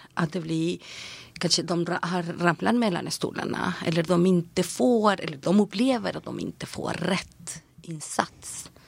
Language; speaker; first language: Swedish; non-native, fluent; Spanish